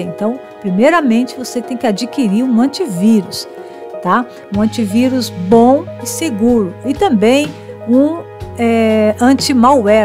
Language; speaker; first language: Portuguese; native; Portuguese